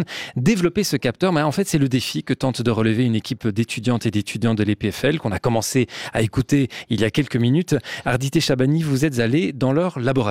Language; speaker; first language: French; native; French